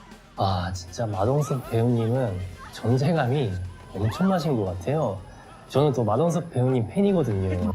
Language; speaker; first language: Korean; non-native, fluent; Japanese